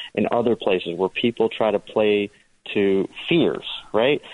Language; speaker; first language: English; early bilingual, other home language; Hindi